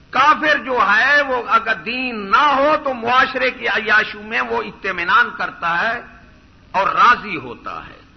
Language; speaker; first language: Urdu; non-native, local second language; Punjabi